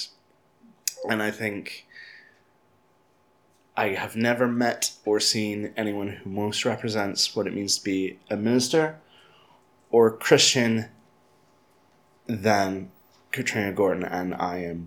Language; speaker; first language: English; native; English